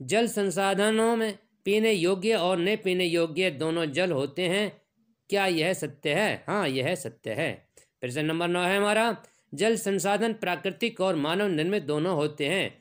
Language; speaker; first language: Hindi; native; Hindi